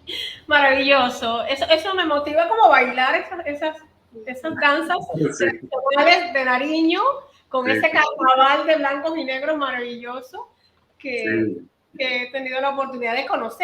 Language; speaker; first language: Spanish; native; Spanish